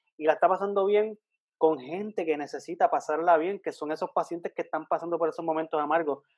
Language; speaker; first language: Spanish; native; Spanish